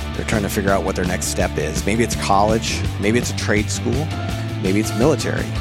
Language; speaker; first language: English; native; English